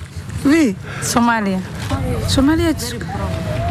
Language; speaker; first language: English; non-native, learner; Somali